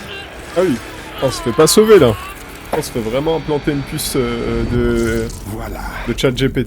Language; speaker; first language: French; native; French